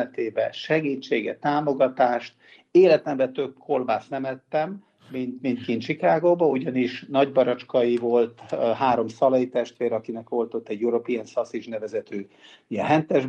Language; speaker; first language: Hungarian; non-native, local second language; Serbian